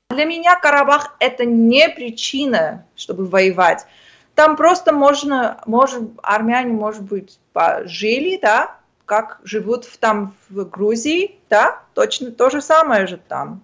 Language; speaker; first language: Russian; early bilingual, other home language; Armenian